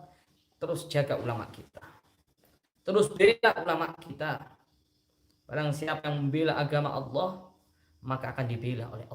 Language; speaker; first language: Indonesian; native; Indonesian